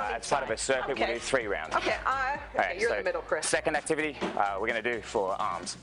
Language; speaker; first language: English; native; English